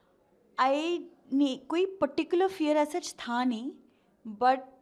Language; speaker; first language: Hindi; native; Hindi